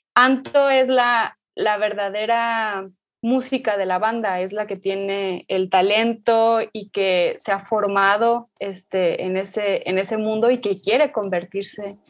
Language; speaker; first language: Spanish; native; Spanish